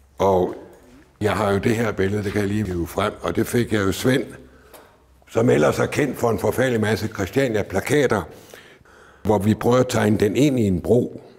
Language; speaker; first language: Danish; native; Danish